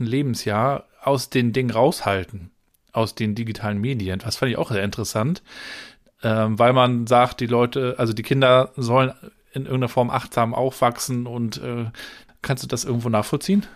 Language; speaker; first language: German; native; German